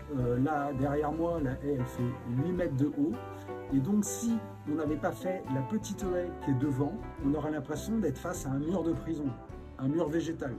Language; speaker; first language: French; native; French